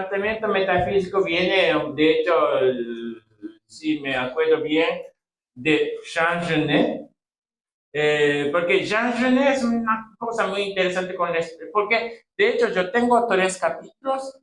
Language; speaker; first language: Spanish; non-native, fluent; Japanese